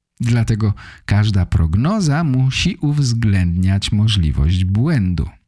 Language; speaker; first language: Polish; native; Polish